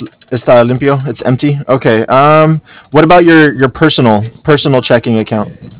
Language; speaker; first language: English; native; English